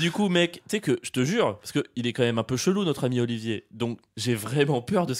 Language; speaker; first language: French; native; French